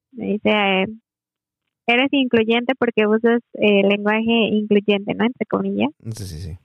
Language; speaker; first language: Spanish; native; Spanish